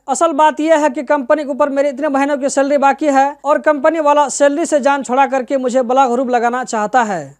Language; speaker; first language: Hindi; native; Hindi